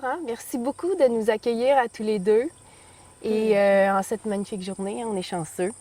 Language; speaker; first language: French; native; French